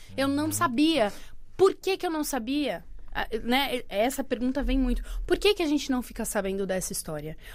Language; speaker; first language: Portuguese; native; Portuguese